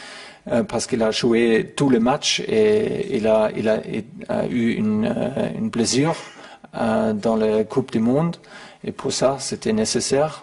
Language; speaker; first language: French; non-native, learner; German